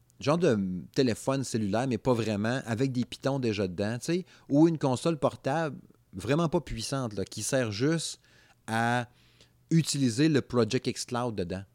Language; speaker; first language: French; native; French